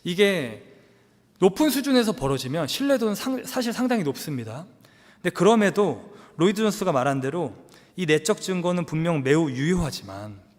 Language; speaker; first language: Korean; native; Korean